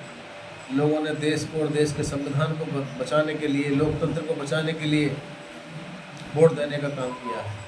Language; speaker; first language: Hindi; native; Hindi